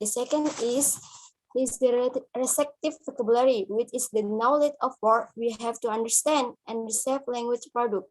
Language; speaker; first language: English; non-native, learner; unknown